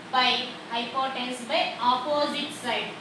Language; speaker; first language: English; non-native, local second language; Telugu